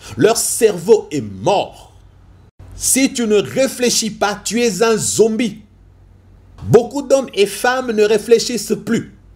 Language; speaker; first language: French; non-native, local second language; Lingala